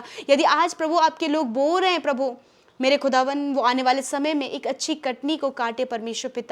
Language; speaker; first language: Hindi; native; Hindi